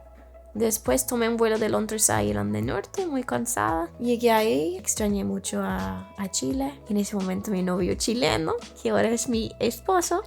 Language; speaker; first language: Spanish; non-native, fluent; English